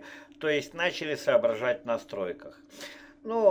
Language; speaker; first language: Russian; native; Russian